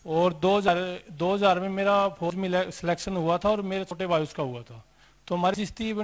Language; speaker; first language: Hindi; native; Hindi